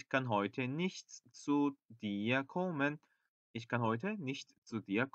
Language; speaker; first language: German; non-native, fluent; Korean